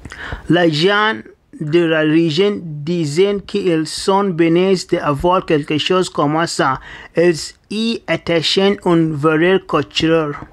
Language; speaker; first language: French; non-native, learner; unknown